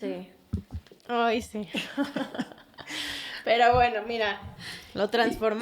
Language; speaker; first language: Spanish; native; Spanish